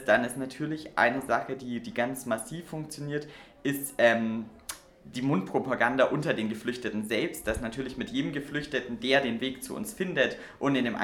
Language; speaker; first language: German; native; German